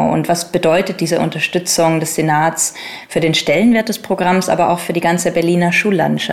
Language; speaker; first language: German; native; German